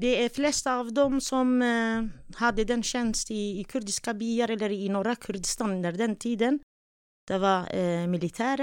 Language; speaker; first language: Swedish; non-native, fluent; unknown